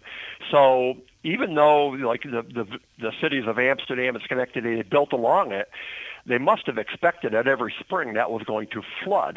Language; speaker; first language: English; native; English